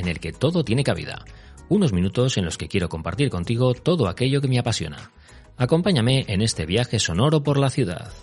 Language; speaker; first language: Spanish; native; Spanish